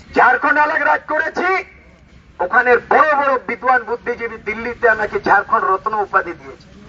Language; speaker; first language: Bangla; non-native, local second language; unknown